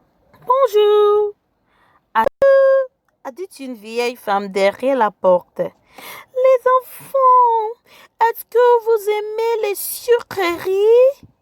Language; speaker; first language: French; non-native, fluent; English